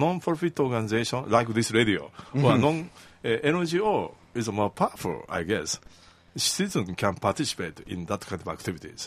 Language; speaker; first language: English; non-native, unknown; Japanese